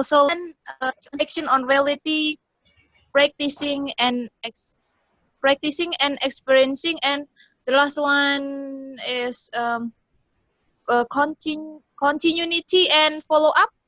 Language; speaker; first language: English; non-native, learner; Indonesian